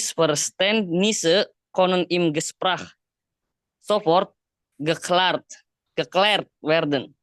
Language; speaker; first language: German; non-native, learner; Indonesian